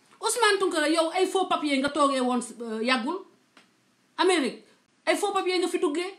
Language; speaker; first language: Wolof; non-native, local second language; Serer